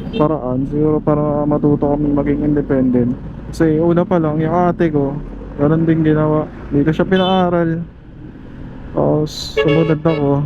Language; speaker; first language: Filipino; non-native, local second language; Cebuano